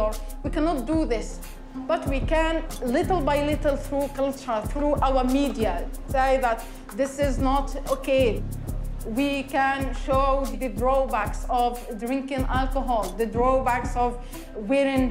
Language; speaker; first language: English; non-native, fluent; Arabic